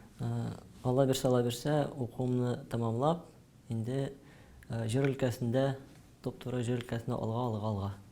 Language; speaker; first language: Tatar; native; Tatar